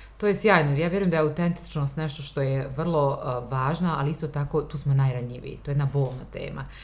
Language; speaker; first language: Bosnian; native; Bosnian